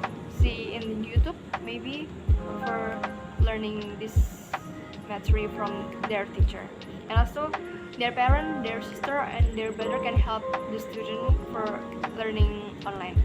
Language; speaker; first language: English; non-native, learner; Indonesian